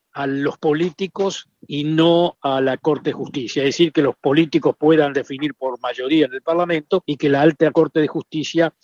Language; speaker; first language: Spanish; native; Spanish